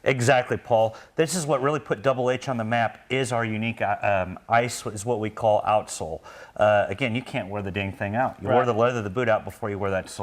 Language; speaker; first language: English; native; English